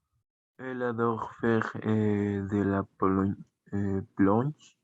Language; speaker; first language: French; non-native, learner; Spanish